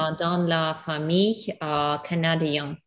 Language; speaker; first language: French; non-native, learner; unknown